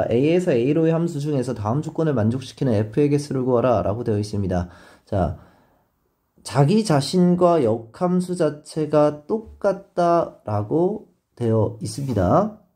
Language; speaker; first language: Korean; native; Korean